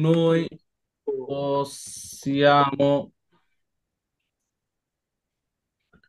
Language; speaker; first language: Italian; non-native, fluent; Bangla